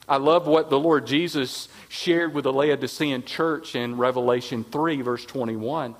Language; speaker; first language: English; native; English